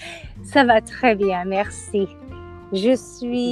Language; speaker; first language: French; non-native, learner; English